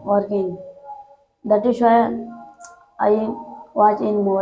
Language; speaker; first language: English; non-native, learner; Hindi